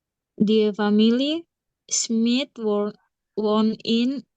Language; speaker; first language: German; non-native, learner; Indonesian